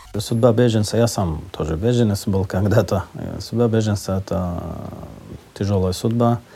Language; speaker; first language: Russian; non-native, fluent; Persian